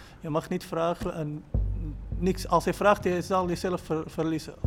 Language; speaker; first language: Dutch; non-native, learner; Arabic